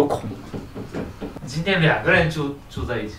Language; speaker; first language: Chinese; non-native, fluent; Japanese